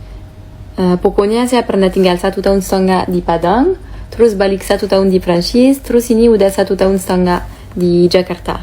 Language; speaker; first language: Indonesian; non-native, learner; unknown